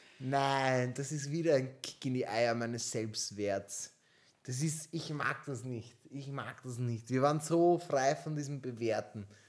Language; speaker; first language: German; early bilingual, other home language; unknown